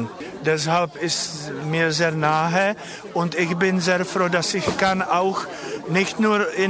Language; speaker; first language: German; non-native, learner; Czech